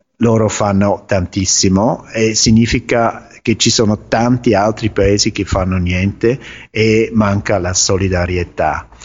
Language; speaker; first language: Italian; non-native, learner; German